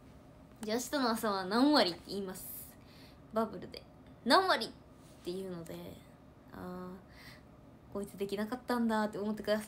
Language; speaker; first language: Japanese; native; Japanese